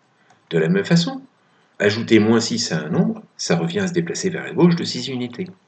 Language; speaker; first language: French; native; French